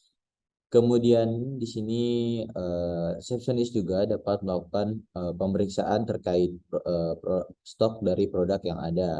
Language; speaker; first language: Indonesian; native; Indonesian